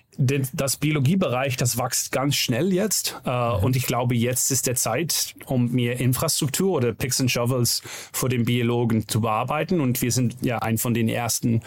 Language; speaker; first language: German; non-native, learner; Dutch